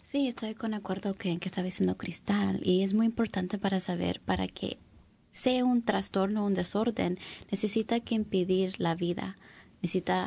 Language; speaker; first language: Spanish; early bilingual, heritage; English